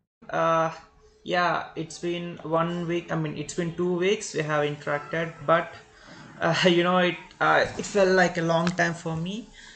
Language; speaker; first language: English; non-native, local second language; Telugu